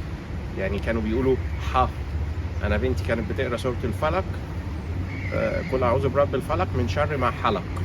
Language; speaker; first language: Arabic; native; Arabic